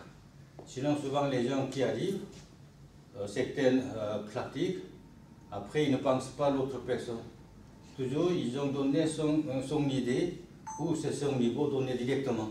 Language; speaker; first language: French; non-native, learner; Korean